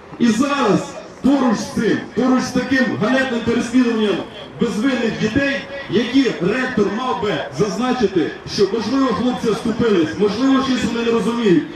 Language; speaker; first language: Ukrainian; native; Ukrainian